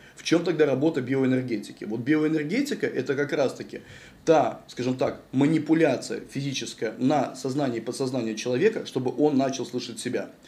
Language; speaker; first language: Russian; native; Russian